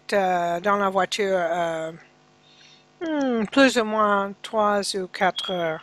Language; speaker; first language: French; non-native, learner; English